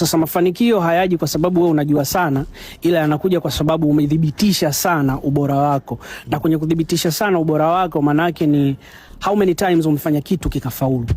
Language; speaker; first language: Swahili; native; Swahili